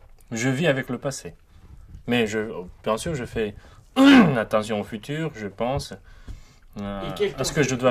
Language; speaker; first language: French; non-native, fluent; Uzbek